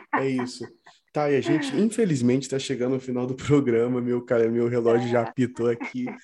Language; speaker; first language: Portuguese; native; Portuguese